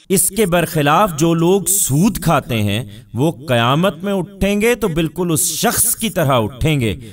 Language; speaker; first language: Urdu; non-native, local second language; Punjabi